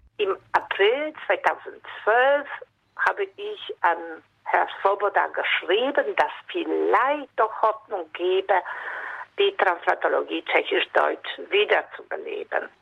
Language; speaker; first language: German; non-native, fluent; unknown